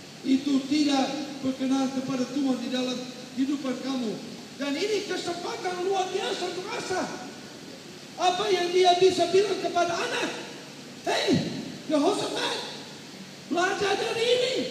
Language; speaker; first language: Indonesian; non-native, learner; English